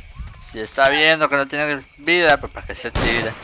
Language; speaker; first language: Spanish; native; Spanish